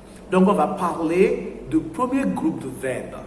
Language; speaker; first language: French; non-native, fluent; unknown